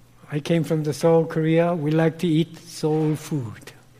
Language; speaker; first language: English; non-native, fluent; Korean